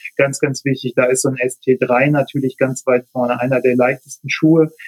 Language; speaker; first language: German; native; German